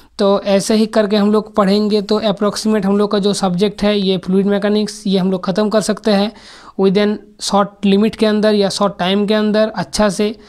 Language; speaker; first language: Hindi; non-native, local second language; Bangla